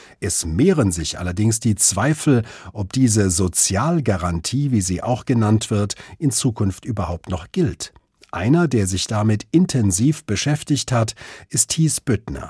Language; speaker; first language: German; native; German